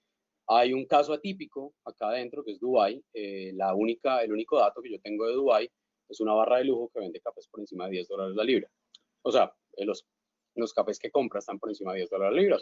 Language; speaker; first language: Spanish; native; Spanish